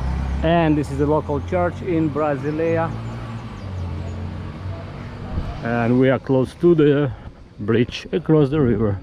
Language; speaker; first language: English; non-native, fluent; Russian